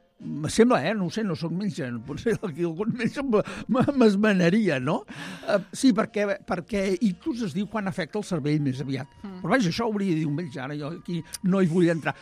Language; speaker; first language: Catalan; native; Catalan